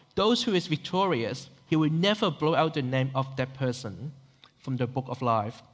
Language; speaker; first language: English; non-native, local second language; Cantonese